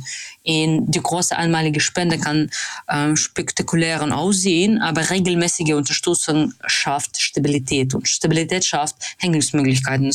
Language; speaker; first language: German; non-native, fluent; Russian